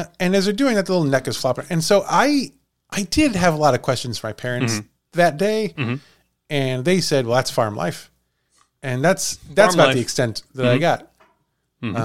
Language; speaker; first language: English; native; English